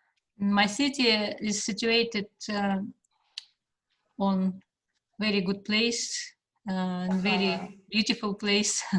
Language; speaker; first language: English; non-native, fluent; Russian